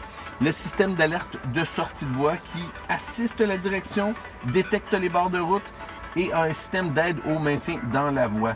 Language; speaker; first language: French; native; French